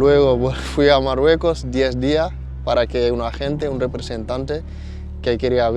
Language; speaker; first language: Spanish; non-native, fluent; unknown